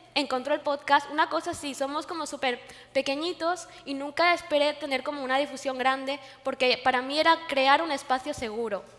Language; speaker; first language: Spanish; native; Spanish